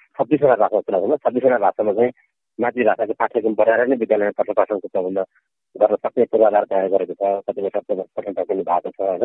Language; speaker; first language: Nepali; native; Nepali